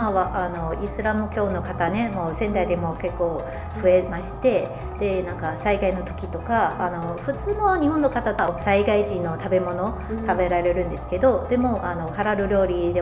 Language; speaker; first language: Japanese; non-native, fluent; Chinese